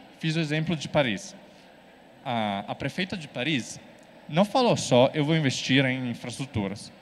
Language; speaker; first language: Portuguese; non-native, fluent; Italian